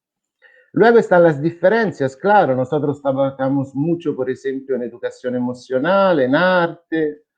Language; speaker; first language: Spanish; non-native, fluent; Italian